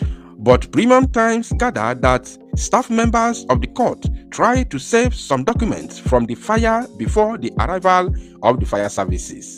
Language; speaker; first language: English; non-native, local second language; Igbo